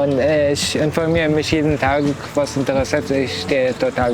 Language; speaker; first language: German; non-native, learner; Arabic